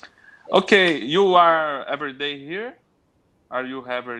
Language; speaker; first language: English; non-native, learner; Portuguese